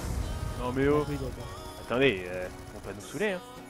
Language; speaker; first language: French; native; French